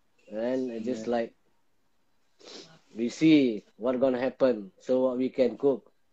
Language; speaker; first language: English; non-native, local second language; Malay